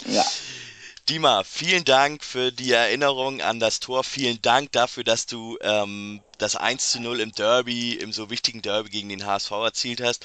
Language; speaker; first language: German; native; German